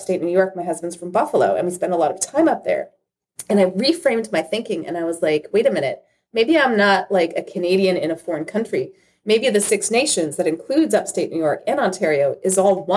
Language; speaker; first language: English; native; English